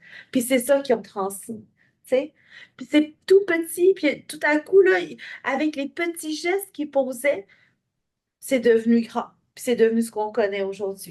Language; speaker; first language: French; native; French